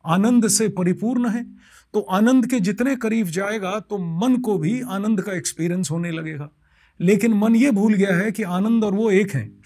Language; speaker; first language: Hindi; non-native, local second language; Bangla